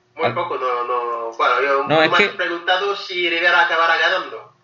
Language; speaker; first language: Spanish; non-native, fluent; Wolof